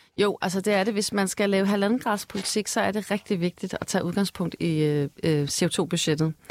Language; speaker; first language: Danish; native; Danish